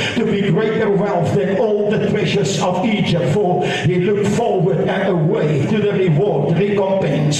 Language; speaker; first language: English; non-native, local second language; Afrikaans